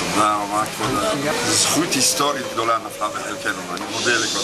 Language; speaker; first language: Hebrew; native; Hebrew